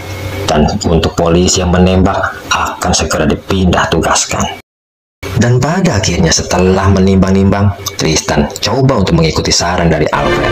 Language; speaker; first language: Indonesian; native; Indonesian